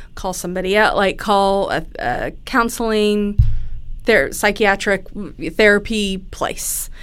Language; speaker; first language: English; native; English